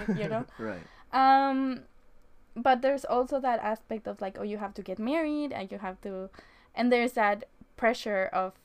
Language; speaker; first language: English; non-native, fluent; Spanish